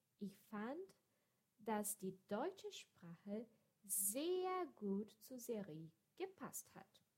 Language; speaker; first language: German; non-native, fluent; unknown